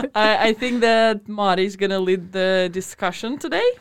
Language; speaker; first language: English; non-native, fluent; Russian